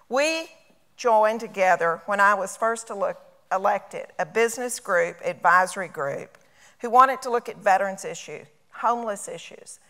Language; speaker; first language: English; native; English